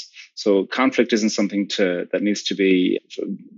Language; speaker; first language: English; native; English